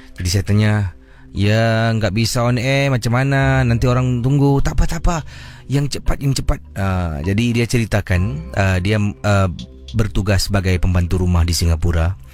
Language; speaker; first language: Malay; native; Malay